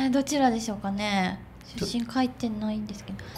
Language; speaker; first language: Japanese; native; Japanese